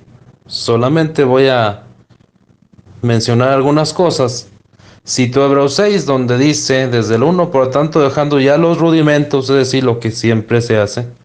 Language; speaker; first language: Spanish; native; Spanish